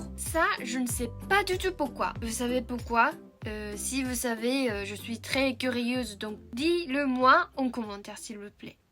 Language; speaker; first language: French; non-native, fluent; Japanese